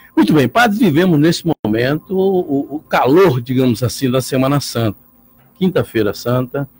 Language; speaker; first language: Portuguese; native; Portuguese